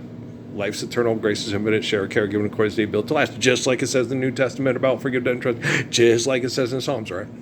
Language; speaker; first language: English; native; English